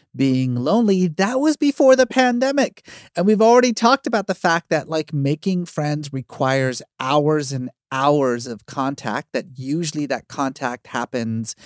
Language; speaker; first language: English; native; English